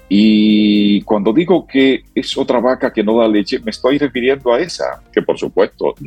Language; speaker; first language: Spanish; native; Spanish